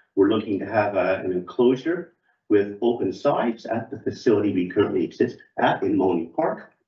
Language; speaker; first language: English; native; English